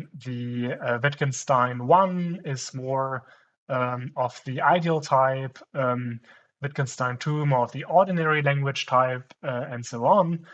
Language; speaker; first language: English; non-native, fluent; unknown